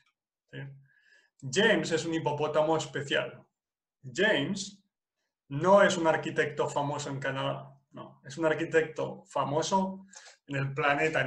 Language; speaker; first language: Spanish; non-native, fluent; English